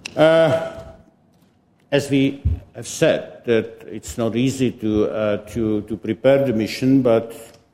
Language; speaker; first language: English; non-native, fluent; Czech